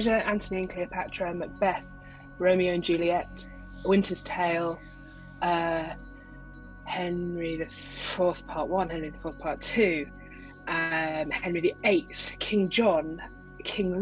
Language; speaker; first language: English; native; English